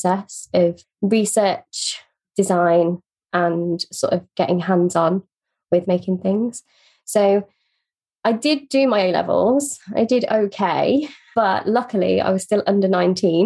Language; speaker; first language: English; native; English